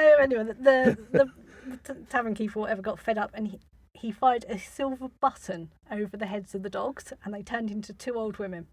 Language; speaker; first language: English; native; English